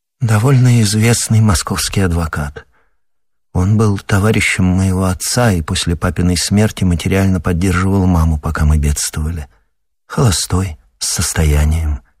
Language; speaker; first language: Russian; native; Russian